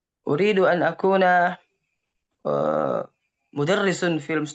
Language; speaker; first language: Arabic; non-native, learner; Indonesian